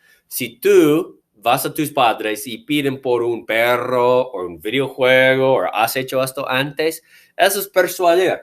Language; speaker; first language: Spanish; non-native, fluent; English